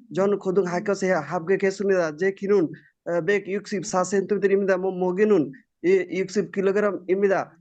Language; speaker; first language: Korean; non-native, learner; Bangla